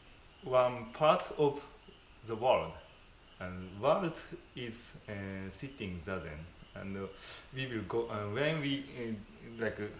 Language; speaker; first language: English; non-native, fluent; Japanese